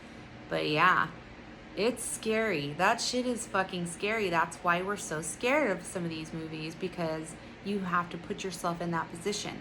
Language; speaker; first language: English; native; English